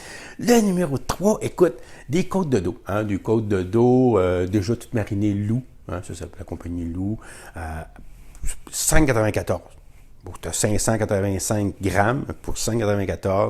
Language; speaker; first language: French; native; French